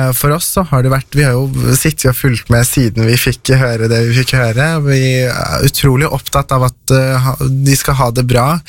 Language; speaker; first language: Norwegian; early bilingual, other home language; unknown